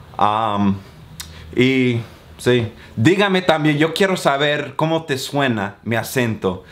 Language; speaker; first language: Spanish; non-native, fluent; English